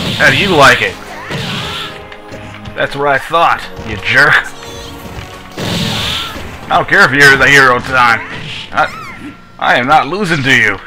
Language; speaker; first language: English; native; English